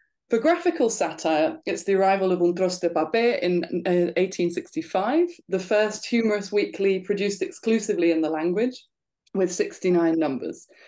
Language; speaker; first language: English; native; English